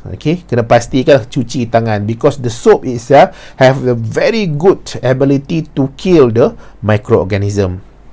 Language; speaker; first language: English; non-native, local second language; Malay